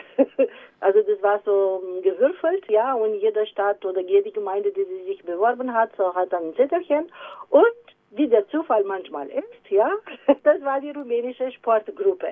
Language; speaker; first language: German; non-native, fluent; Romanian